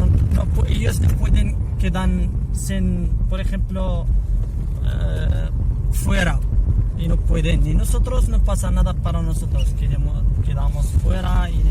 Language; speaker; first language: Spanish; non-native, learner; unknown